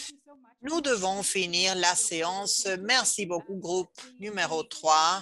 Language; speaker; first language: French; non-native, fluent; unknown